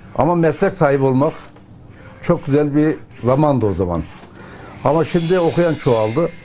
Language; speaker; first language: Turkish; native; Turkish